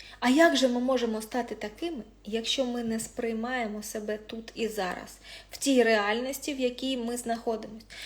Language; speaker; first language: Ukrainian; non-native, local second language; Russian